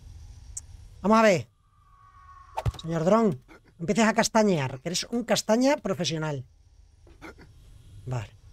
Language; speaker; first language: Spanish; native; Spanish